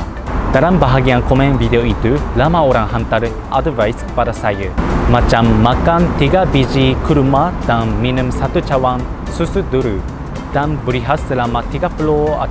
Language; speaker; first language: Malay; non-native, learner; Japanese